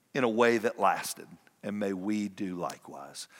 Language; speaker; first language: English; native; English